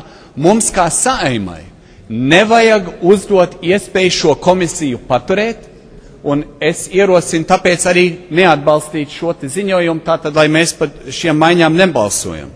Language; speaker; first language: Latvian; early bilingual, heritage; Latvian